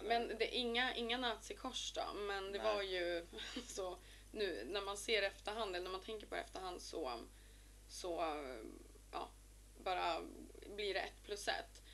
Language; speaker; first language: Swedish; native; Swedish